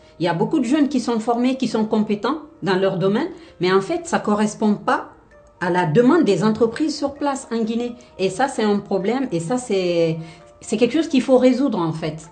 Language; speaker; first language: French; non-native, local second language; Fula